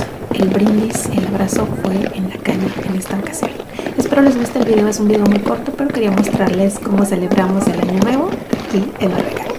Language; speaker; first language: Spanish; native; Spanish